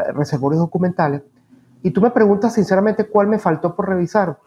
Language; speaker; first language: Spanish; native; Spanish